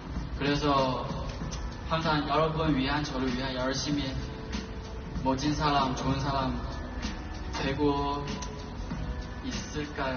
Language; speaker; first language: Korean; non-native, fluent; Chinese